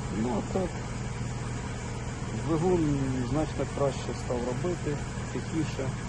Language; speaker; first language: Ukrainian; native; Ukrainian